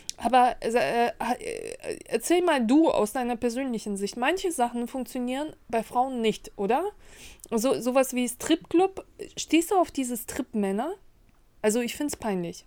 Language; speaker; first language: German; early bilingual, other home language; Russian